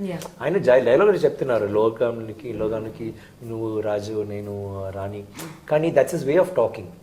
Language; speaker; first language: Telugu; non-native, learner; Tamil